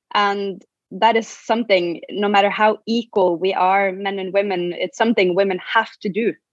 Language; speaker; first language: English; non-native, fluent; Norwegian